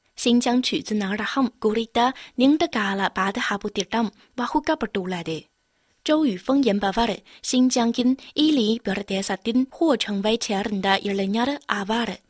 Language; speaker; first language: Tamil; non-native, fluent; Chinese